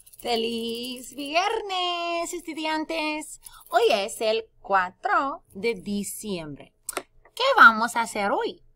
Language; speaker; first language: Spanish; non-native, fluent; English